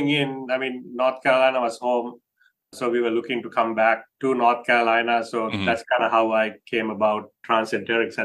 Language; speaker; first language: English; non-native, local second language; Sinhala